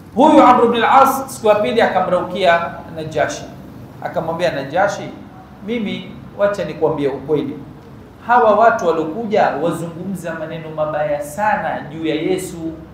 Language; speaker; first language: Swahili; native; Swahili